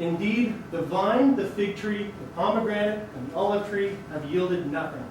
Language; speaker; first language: English; native; English